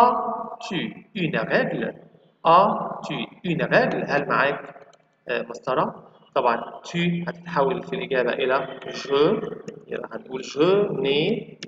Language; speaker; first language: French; non-native, fluent; Arabic